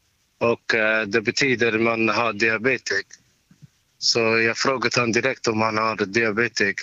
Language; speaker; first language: Swedish; non-native, learner; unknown